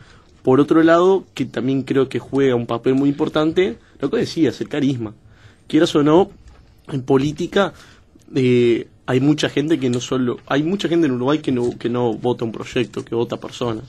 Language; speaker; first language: Spanish; native; Spanish